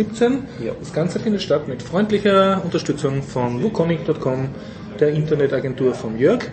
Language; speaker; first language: German; native; German